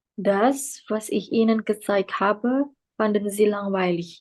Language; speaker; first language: German; non-native, learner; Indonesian